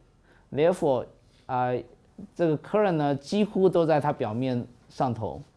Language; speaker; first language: Chinese; native; Chinese